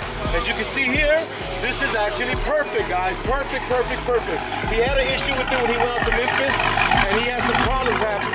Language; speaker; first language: English; native; English